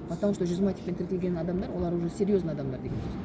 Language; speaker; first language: Russian; non-native, local second language; Kazakh